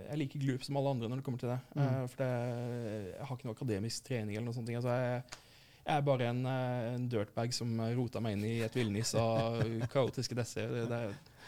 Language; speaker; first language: Norwegian; native; Norwegian